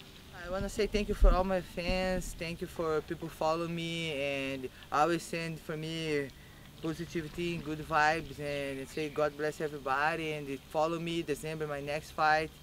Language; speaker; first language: English; non-native, learner; Portuguese